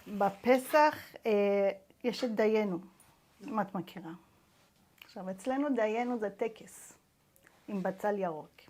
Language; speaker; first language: Hebrew; non-native, fluent; Persian